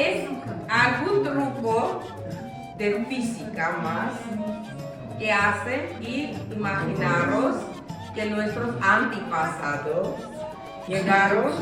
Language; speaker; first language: Spanish; non-native, fluent; Armenian